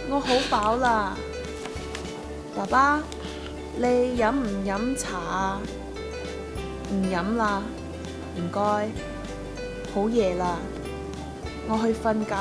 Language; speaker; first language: Cantonese; early bilingual, heritage; Cantonese